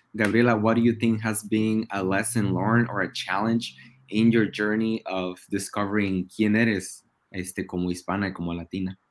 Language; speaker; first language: English; non-native, fluent; Spanish